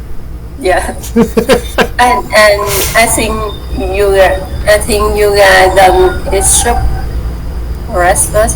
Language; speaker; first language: English; non-native, learner; Vietnamese